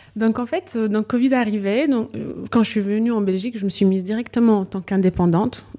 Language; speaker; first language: French; non-native, local second language; Arabic